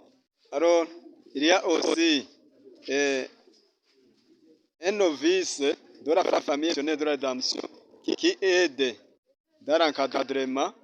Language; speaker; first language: French; non-native, local second language; Rundi